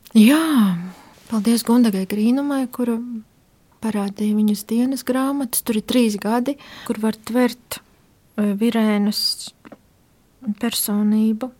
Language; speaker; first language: Latvian; native; Latvian